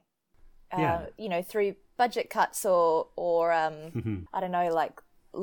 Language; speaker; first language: English; native; English